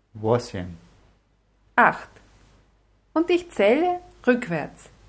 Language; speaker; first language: German; non-native, fluent; Russian